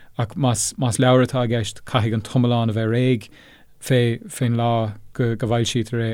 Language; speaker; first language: Irish; non-native, local second language; English